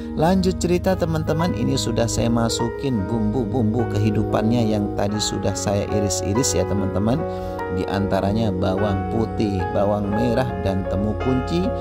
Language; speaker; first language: Indonesian; non-native, local second language; Madurese